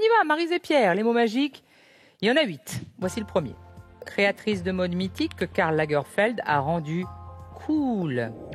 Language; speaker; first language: French; native; French